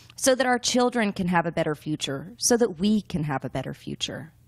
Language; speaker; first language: English; native; English